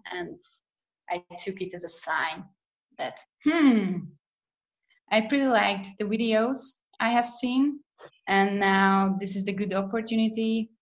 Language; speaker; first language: English; non-native, fluent; Hungarian